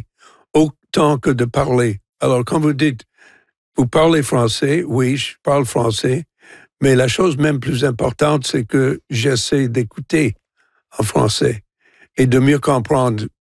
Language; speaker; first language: French; non-native, local second language; English